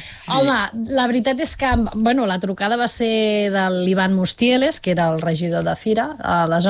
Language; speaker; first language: Catalan; native; Catalan